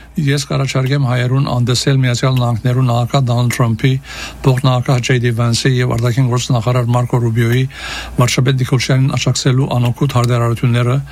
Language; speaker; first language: Armenian; early bilingual, heritage; Armenian